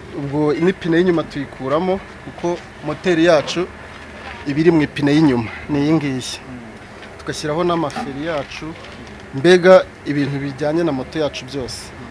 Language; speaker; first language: Kinyarwanda; native; Kinyarwanda